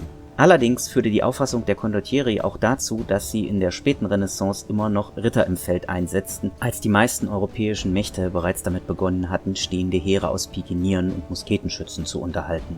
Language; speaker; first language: German; native; German